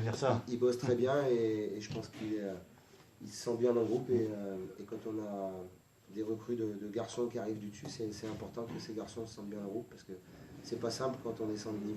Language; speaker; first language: French; native; French